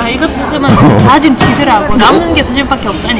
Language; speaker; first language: Korean; non-native, learner; Russian